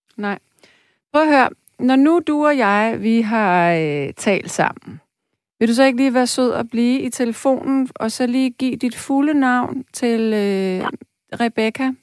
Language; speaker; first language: Danish; native; Danish